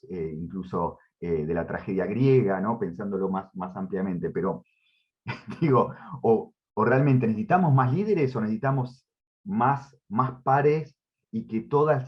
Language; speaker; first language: Spanish; native; Spanish